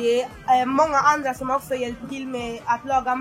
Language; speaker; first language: Swedish; non-native, fluent; Lingala